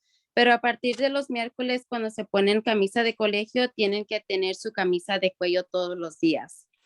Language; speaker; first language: Spanish; early bilingual, other home language; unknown